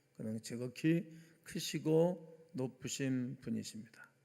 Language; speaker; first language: Korean; native; Korean